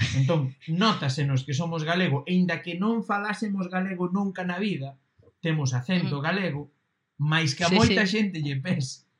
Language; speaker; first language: Galician; non-native, local second language; Spanish